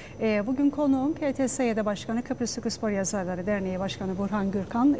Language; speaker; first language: Turkish; native; Turkish